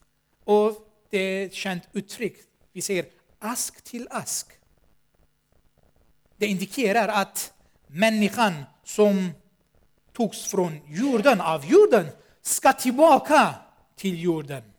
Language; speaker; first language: Swedish; non-native, fluent; Armenian